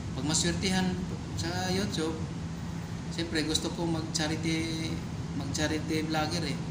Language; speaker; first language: Filipino; non-native, local second language; Cebuano